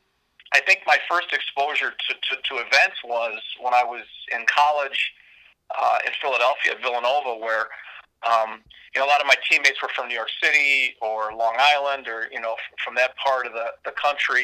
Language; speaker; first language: English; native; English